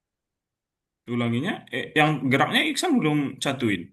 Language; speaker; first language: Indonesian; native; Indonesian